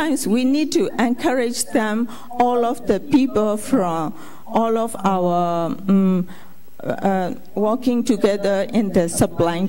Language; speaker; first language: English; non-native, fluent; Burmese